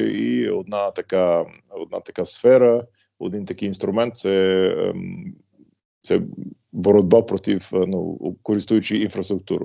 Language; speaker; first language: Ukrainian; non-native, fluent; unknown